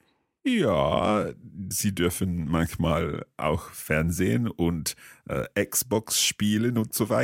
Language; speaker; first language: German; non-native, learner; English